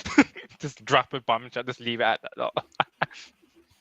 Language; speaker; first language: English; native; English